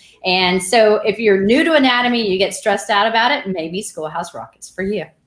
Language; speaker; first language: English; native; English